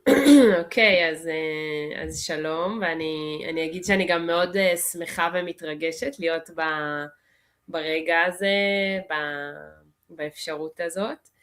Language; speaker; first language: Hebrew; early bilingual, other home language; Russian